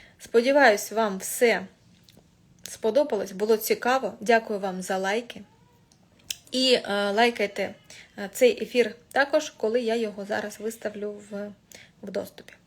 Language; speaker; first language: Ukrainian; non-native, local second language; Russian